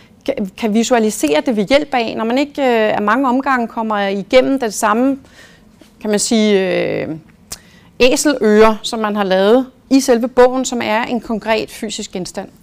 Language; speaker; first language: Danish; native; Danish